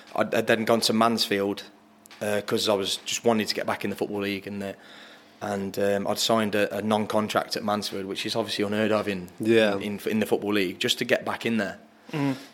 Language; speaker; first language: English; native; English